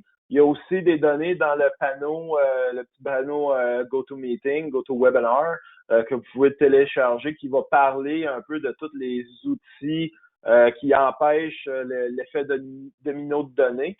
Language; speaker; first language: French; native; French